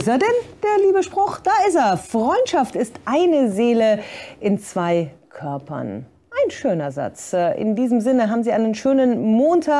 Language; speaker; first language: German; native; German